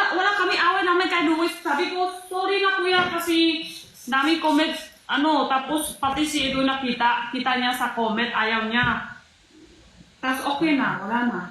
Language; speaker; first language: Filipino; non-native, learner; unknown